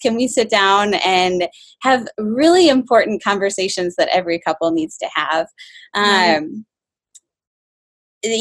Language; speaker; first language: English; native; English